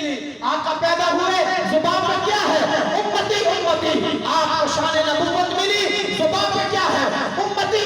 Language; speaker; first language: Urdu; native; Urdu